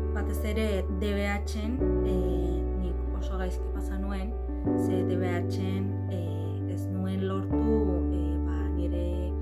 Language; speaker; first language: Basque; non-native, fluent; Arabic